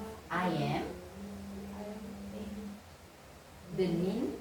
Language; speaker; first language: English; non-native, fluent; Indonesian